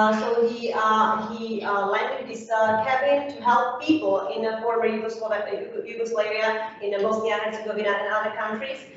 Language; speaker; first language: English; non-native, fluent; Czech